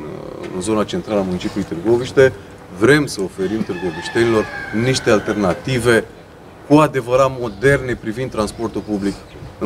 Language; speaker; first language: Romanian; native; Romanian